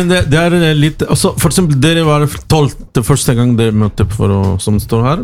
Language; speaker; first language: Norwegian; non-native, learner; Spanish